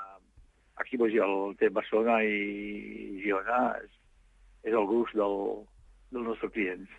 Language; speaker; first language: Catalan; non-native, fluent; French